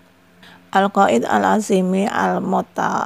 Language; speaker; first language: Arabic; non-native, fluent; Indonesian